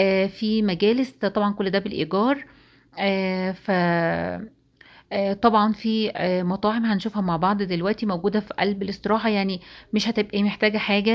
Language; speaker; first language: Arabic; native; Arabic